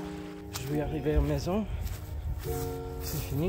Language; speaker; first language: French; non-native, local second language; English